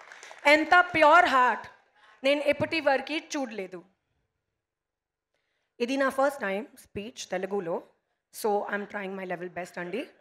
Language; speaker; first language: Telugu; non-native, learner; Hindi